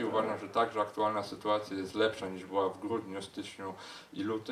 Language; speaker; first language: Polish; native; Polish